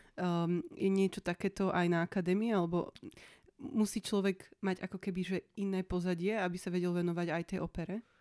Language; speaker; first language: Slovak; native; Slovak